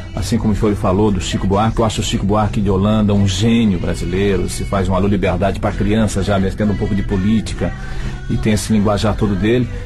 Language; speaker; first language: Portuguese; native; Portuguese